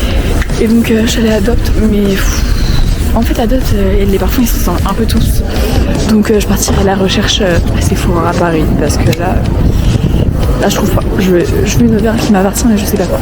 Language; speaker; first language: French; native; French